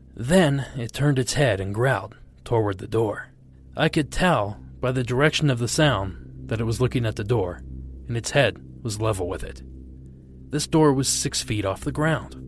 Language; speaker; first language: English; non-native, fluent; Portuguese